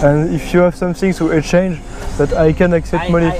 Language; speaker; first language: English; non-native, learner; French